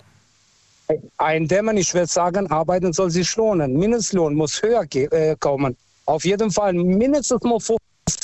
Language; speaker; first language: German; non-native, local second language; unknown